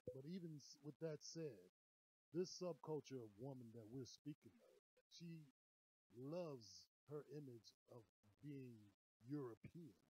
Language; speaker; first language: English; native; English